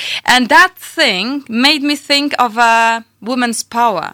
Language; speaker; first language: English; non-native, fluent; Polish